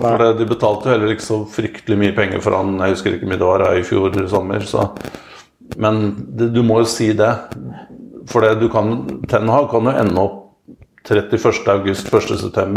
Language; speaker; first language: Norwegian; native; Norwegian